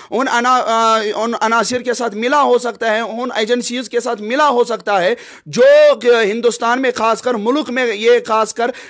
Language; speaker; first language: Hindi; non-native, local second language; Kashmiri